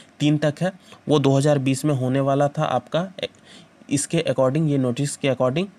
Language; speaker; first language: Hindi; native; Hindi